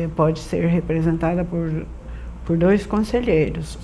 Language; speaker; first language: Portuguese; native; Portuguese